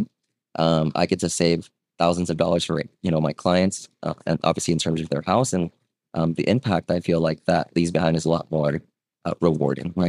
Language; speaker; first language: English; early bilingual, other home language; Vietnamese